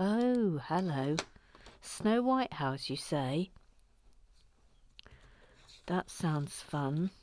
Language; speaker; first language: English; native; English